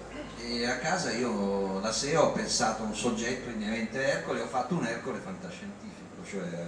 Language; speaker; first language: Italian; native; Italian